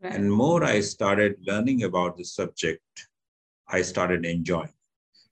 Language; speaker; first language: English; non-native, local second language; Hindi